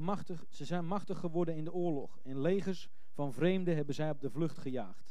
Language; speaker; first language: Dutch; native; Dutch